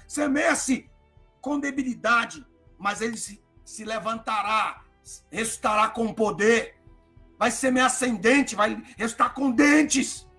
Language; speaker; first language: Portuguese; native; Portuguese